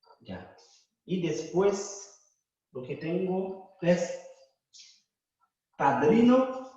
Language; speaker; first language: Spanish; non-native, fluent; Haitian Creole